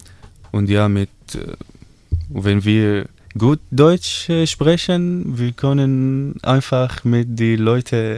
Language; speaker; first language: German; non-native, learner; Arabic